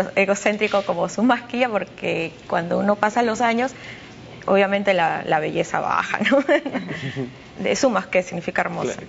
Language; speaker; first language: Spanish; native; Spanish